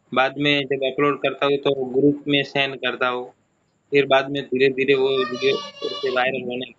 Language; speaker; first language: Hindi; non-native, local second language; Gujarati